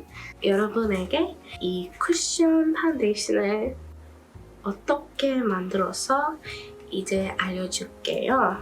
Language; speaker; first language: Korean; non-native, learner; English